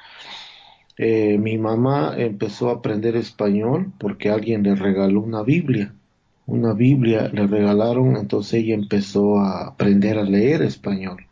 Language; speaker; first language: Spanish; non-native, local second language; Zapotec